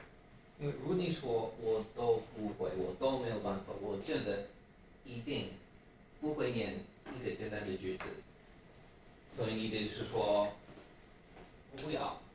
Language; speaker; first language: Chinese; non-native, learner; English